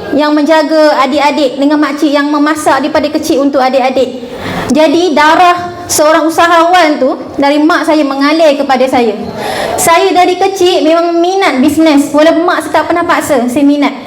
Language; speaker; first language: Malay; native; Malay